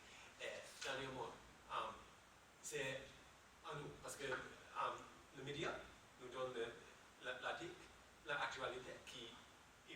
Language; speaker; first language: French; non-native, learner; English